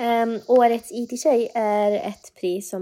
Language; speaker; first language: Swedish; non-native, fluent; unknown